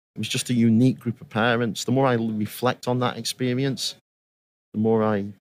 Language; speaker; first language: English; native; English